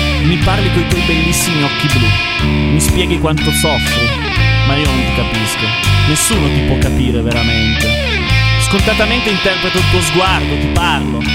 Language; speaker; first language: Italian; native; Italian